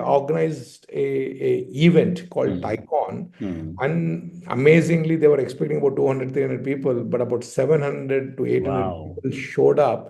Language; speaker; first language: English; non-native, local second language; Telugu